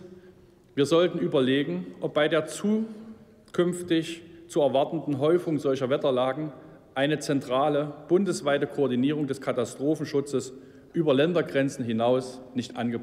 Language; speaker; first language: German; native; German